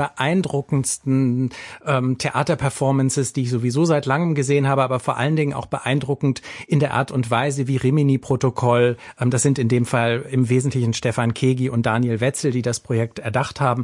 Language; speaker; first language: German; native; German